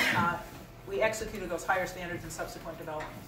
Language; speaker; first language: English; native; English